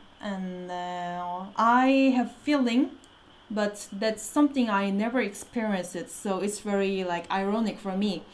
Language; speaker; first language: English; non-native, fluent; Korean